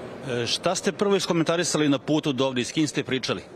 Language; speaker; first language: Serbian; native; Serbian